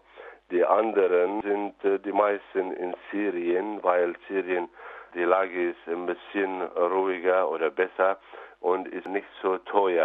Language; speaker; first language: German; non-native, learner; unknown